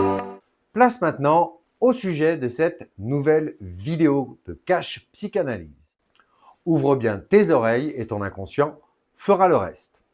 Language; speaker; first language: French; native; French